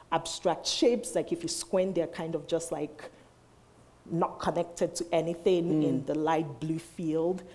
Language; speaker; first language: English; non-native, local second language; Igbo